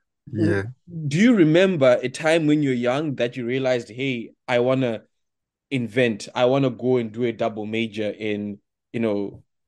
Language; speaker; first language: English; non-native, local second language; Shona